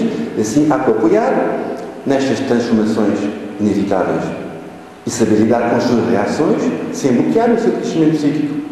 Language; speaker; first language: Portuguese; native; Portuguese